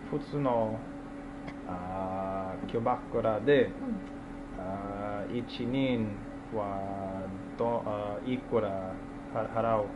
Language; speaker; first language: Japanese; non-native, learner; English